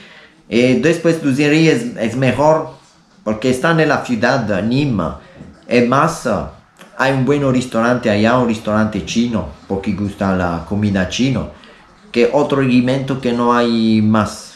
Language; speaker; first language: Spanish; non-native, learner; Italian